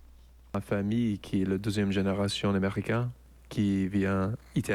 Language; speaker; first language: French; non-native, learner; English